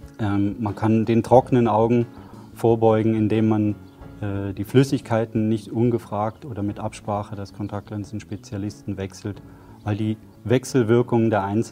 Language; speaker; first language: German; native; German